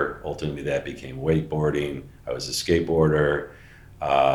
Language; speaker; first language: English; native; English